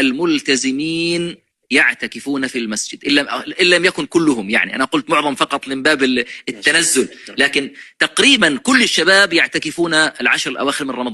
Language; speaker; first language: Arabic; native; Arabic